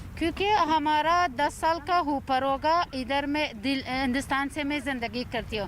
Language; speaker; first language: Hindi; non-native, learner; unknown